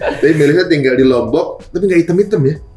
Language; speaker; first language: Indonesian; native; Indonesian